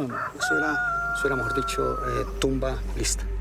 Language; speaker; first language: Spanish; native; Spanish